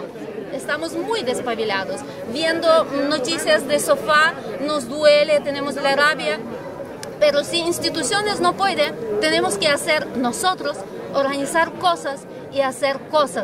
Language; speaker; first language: Spanish; non-native, fluent; Ukrainian